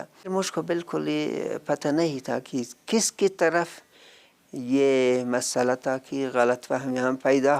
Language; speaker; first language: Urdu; non-native, learner; Persian